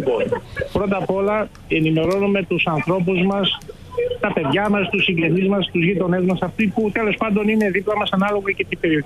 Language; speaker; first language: Greek; native; Greek